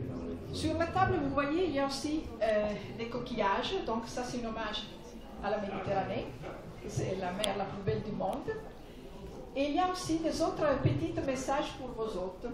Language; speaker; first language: French; non-native, fluent; Italian